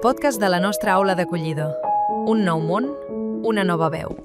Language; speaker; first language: Catalan; native; Catalan